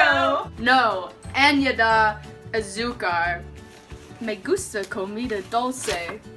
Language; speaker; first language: Spanish; non-native, learner; English